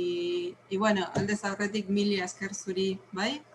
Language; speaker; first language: Basque; non-native, fluent; Spanish